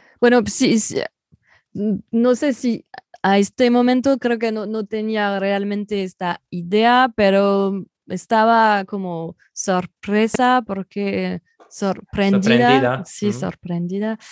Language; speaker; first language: Spanish; non-native, fluent; French